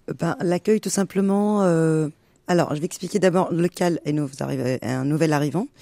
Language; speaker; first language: French; non-native, local second language; Arabic